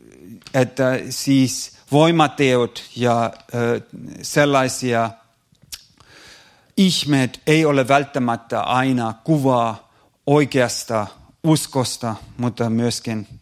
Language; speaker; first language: Finnish; non-native, fluent; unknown